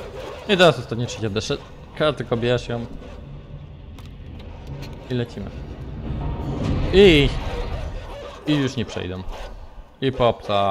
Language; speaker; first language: Polish; native; Polish